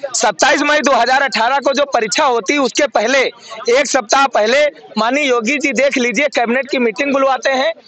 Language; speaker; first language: Hindi; native; Hindi